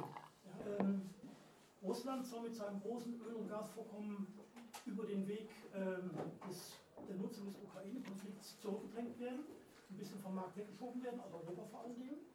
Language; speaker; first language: German; native; German